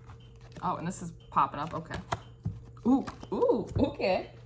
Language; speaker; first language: English; native; English